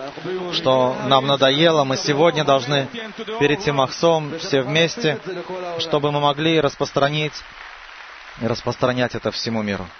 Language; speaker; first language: Russian; native; Russian